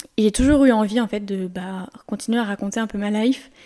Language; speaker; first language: French; native; French